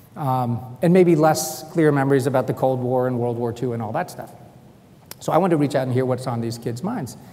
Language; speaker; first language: English; native; English